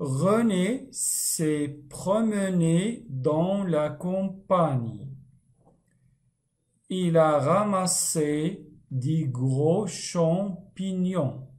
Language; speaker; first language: French; non-native, fluent; Arabic